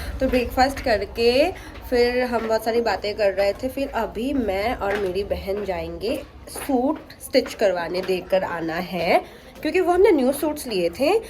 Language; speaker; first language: Hindi; non-native, local second language; Bangla